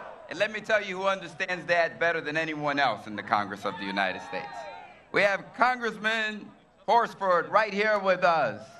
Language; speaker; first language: English; early bilingual, other home language; Spanish